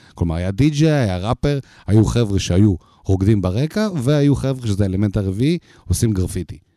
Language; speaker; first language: Hebrew; early bilingual, other home language; Russian